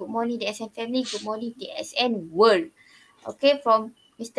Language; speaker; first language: English; non-native, local second language; Malay